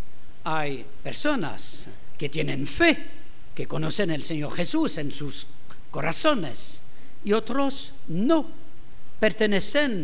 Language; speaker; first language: Spanish; non-native, fluent; French